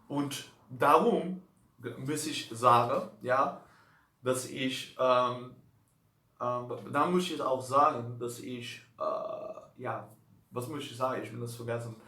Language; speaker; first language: German; non-native, learner; Dutch